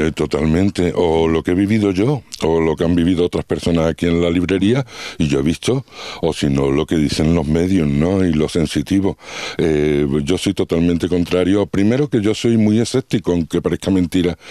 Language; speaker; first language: Spanish; native; Spanish